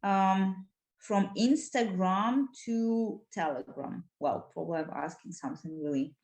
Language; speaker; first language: English; non-native, fluent; Ukrainian